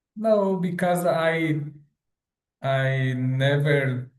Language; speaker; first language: English; non-native, learner; Portuguese